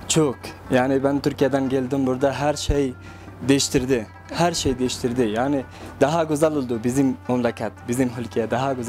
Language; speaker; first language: Turkish; non-native, learner; Persian